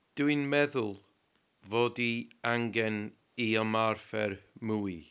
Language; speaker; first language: Welsh; non-native, learner; English